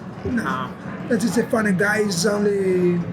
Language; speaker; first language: English; non-native, learner; Spanish